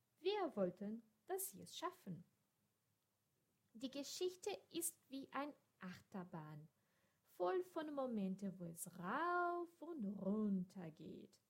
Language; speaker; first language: German; non-native, fluent; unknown